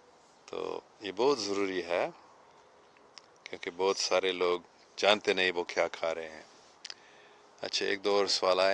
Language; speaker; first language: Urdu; non-native, fluent; English